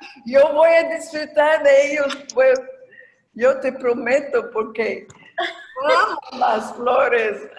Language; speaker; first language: Spanish; non-native, fluent; English